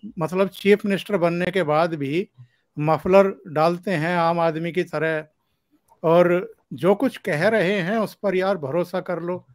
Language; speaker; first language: Hindi; native; Hindi